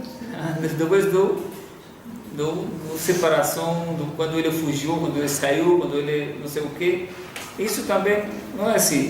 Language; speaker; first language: Portuguese; non-native, fluent; Arabic